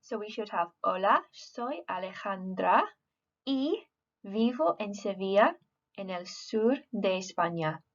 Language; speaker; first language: Spanish; non-native, fluent; English